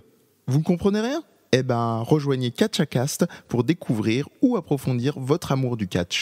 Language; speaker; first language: French; native; French